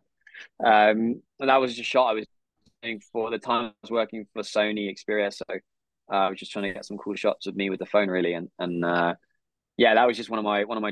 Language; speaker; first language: English; native; English